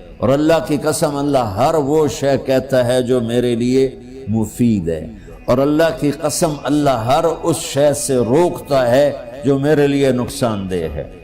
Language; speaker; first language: Urdu; non-native, local second language; Punjabi